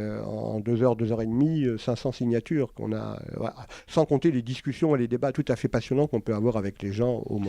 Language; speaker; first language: French; native; French